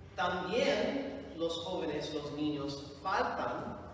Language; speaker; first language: Spanish; non-native, fluent; English